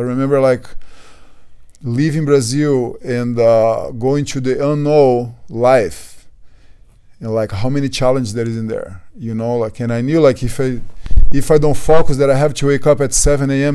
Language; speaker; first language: English; non-native, fluent; Portuguese